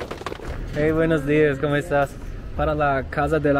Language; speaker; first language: Spanish; non-native, learner; German